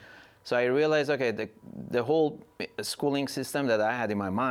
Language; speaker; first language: English; non-native, fluent; Persian